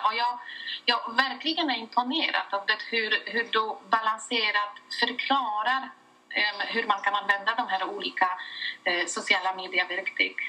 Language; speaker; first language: Swedish; non-native, fluent; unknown